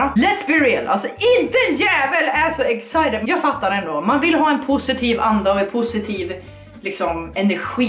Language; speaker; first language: Swedish; native; Swedish